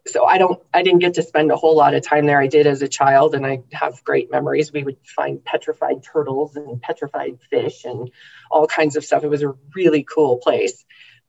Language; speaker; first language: English; native; English